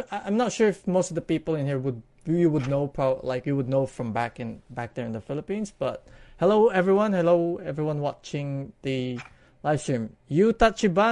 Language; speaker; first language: English; non-native, local second language; Pampanga